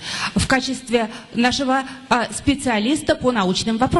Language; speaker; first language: Russian; native; Russian